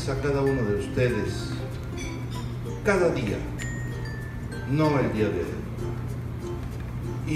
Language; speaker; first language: Spanish; native; Spanish